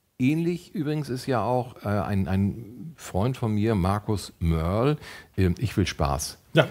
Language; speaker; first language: German; native; German